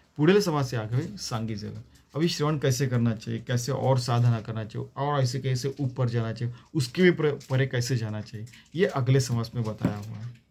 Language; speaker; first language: Hindi; non-native, local second language; Marathi